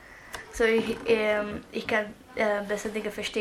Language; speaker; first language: German; early bilingual, other home language; Croatian